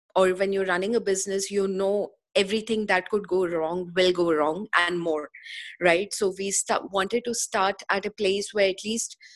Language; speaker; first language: English; non-native, local second language; Hindi